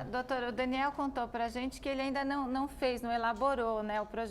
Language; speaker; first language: Portuguese; native; Portuguese